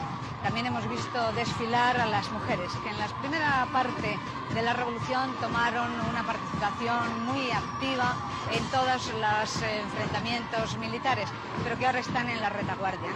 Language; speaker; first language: Spanish; native; Spanish